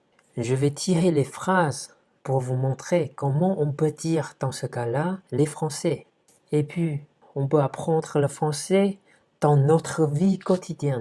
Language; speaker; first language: French; non-native, fluent; Chinese